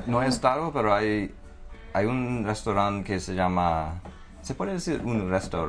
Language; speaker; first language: Spanish; non-native, fluent; English